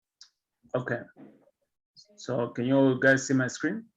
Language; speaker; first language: English; non-native, local second language; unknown